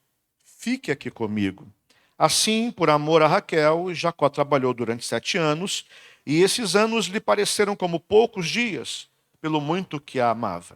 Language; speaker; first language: Portuguese; native; Portuguese